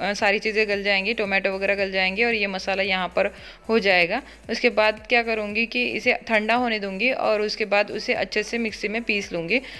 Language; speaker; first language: Hindi; non-native, local second language; Marathi